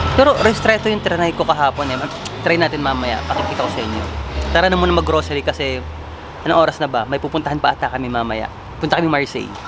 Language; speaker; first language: Filipino; native; Filipino